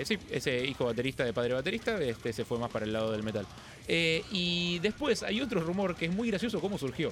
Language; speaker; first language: Spanish; native; Spanish